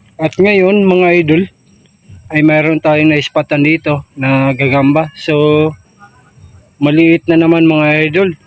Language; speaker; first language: Filipino; non-native, local second language; Cebuano